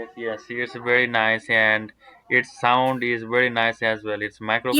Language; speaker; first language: English; non-native, learner; Bangla